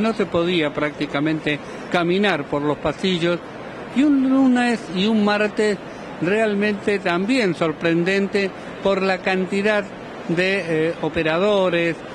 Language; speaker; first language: Spanish; native; Spanish